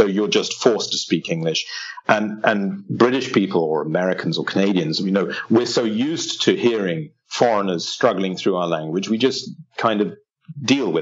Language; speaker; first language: English; native; English